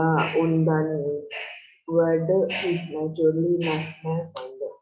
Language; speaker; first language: German; non-native, learner; Indonesian